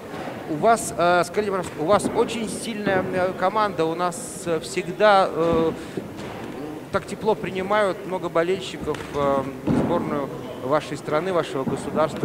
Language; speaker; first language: Russian; native; Russian